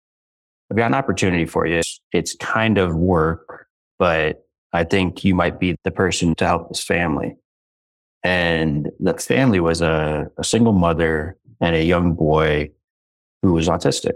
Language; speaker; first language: English; native; English